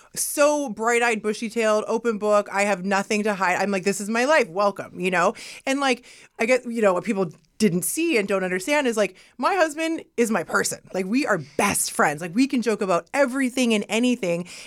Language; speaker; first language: English; early bilingual, other home language; Yoruba